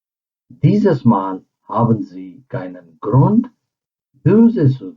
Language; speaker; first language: German; non-native, fluent; Urdu